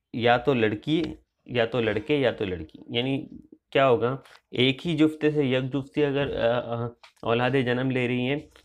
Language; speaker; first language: Urdu; native; Urdu